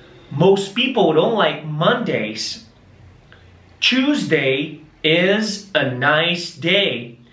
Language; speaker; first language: English; non-native, fluent; Portuguese